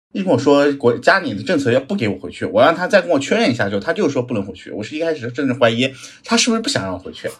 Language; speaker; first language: Chinese; native; Chinese